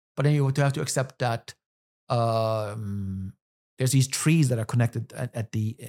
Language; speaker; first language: English; non-native, fluent; German